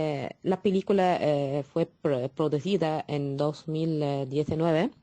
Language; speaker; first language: Spanish; non-native, fluent; Arabic